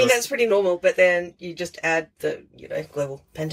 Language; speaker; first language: English; native; English